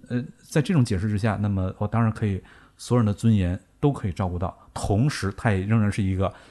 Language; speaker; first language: Chinese; native; Chinese